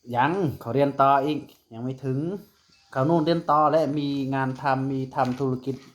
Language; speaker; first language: Thai; non-native, fluent; Khmer